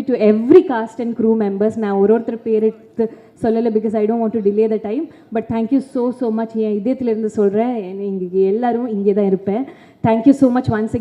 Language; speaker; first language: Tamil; non-native, fluent; Malayalam